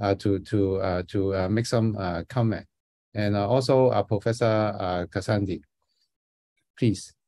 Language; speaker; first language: English; non-native, fluent; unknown